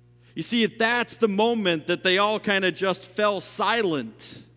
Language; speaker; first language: English; native; English